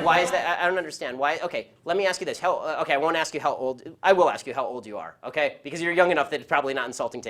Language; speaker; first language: English; native; English